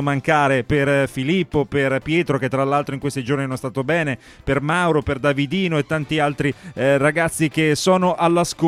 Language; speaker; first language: Italian; native; Italian